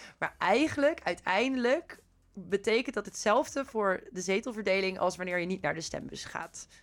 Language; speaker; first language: Dutch; native; Dutch